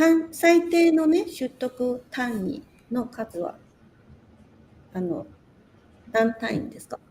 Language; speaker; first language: Japanese; non-native, local second language; Chinese